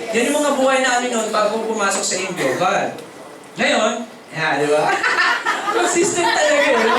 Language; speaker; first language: Filipino; native; Filipino